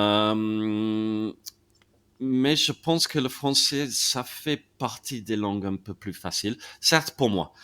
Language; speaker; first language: French; non-native, fluent; English